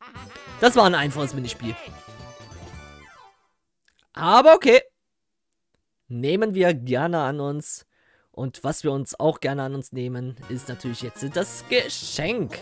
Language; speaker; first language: German; native; German